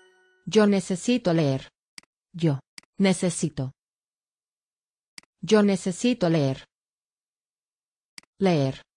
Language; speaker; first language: Spanish; non-native, learner; Vietnamese